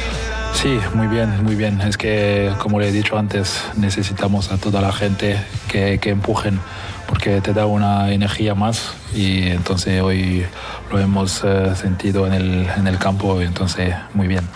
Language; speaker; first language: Spanish; non-native, fluent; French